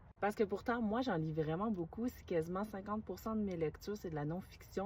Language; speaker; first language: French; native; French